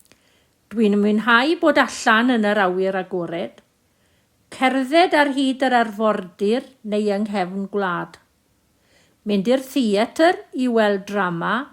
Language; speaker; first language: Welsh; non-native, local second language; English